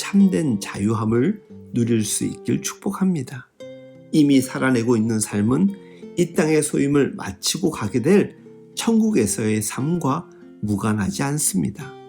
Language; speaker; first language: Korean; native; Korean